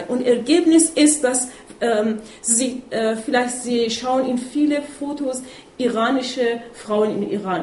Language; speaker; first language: German; non-native, fluent; Persian